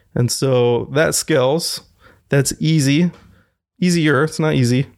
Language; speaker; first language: English; native; English